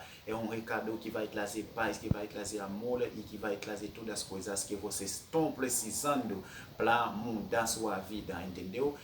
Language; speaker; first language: Portuguese; non-native, fluent; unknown